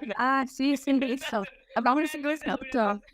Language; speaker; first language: Spanish; non-native, fluent; English